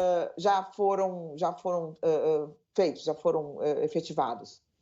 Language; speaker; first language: Portuguese; native; Portuguese